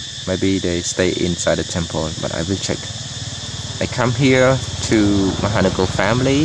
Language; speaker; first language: English; non-native, learner; Khmer